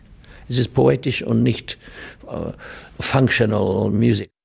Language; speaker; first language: German; non-native, learner; English